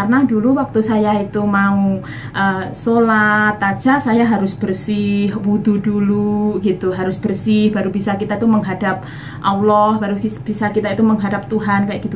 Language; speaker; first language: Indonesian; non-native, local second language; Javanese